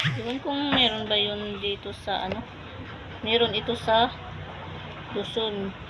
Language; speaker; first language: Filipino; non-native, local second language; Cebuano